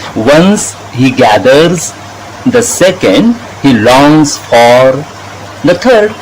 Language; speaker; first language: English; non-native, local second language; Marathi